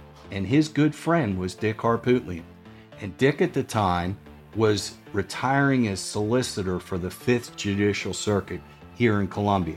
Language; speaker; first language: English; native; English